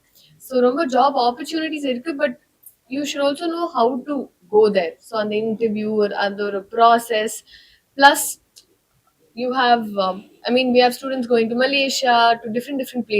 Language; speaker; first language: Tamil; non-native, learner; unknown